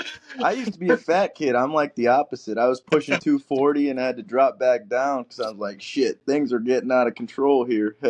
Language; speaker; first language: English; native; English